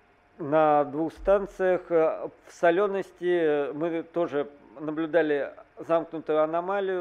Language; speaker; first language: Russian; native; Russian